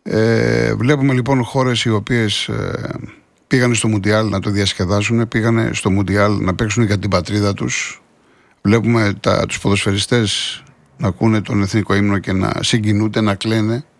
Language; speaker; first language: Greek; native; Greek